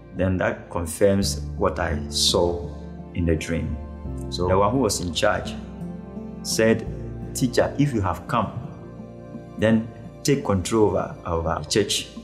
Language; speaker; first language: English; non-native, local second language; Akan